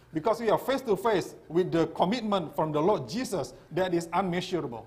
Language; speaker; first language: English; non-native, fluent; Indonesian